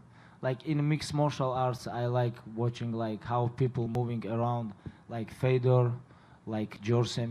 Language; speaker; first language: English; non-native, fluent; Russian